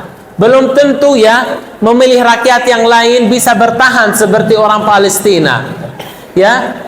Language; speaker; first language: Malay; non-native, fluent; Arabic